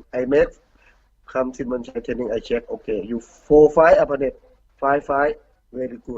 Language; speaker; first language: English; non-native, learner; Thai